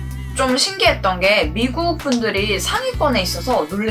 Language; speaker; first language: Korean; native; Korean